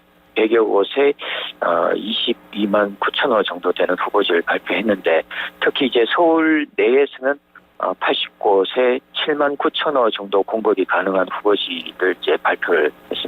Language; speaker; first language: Korean; native; Korean